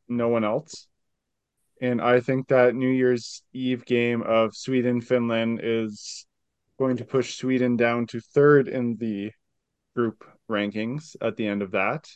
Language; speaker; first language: English; native; English